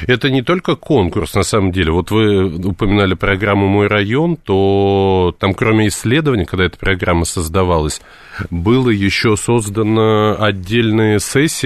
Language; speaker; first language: Russian; native; Russian